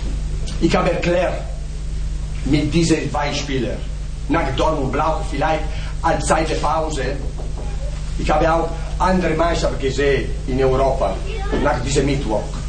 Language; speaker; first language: German; non-native, learner; Italian